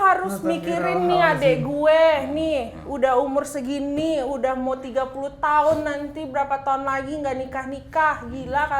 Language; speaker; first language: Indonesian; native; Indonesian